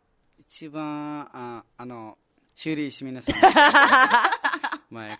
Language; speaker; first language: Japanese; non-native, fluent; Nepali